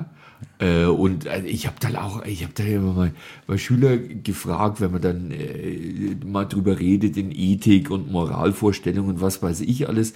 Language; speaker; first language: German; native; German